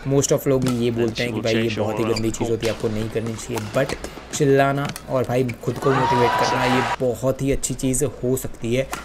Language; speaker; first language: Hindi; non-native, local second language; Gujarati